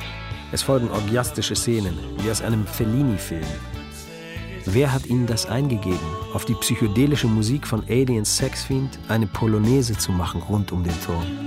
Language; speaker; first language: German; native; German